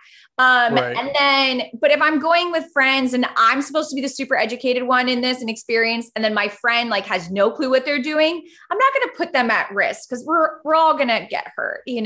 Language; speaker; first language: English; early bilingual, other home language; Spanish